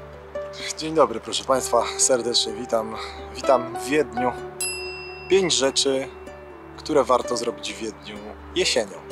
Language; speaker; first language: Polish; native; Polish